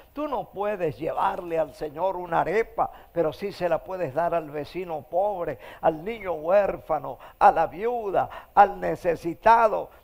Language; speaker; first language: Spanish; native; Spanish